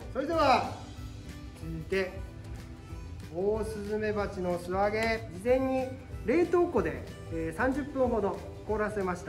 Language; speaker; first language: Japanese; native; Japanese